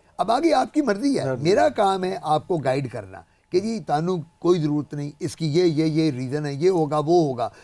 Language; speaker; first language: Urdu; non-native, local second language; Punjabi